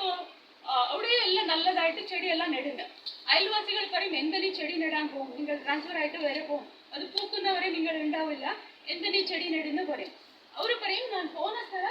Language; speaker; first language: Malayalam; non-native, learner; Kannada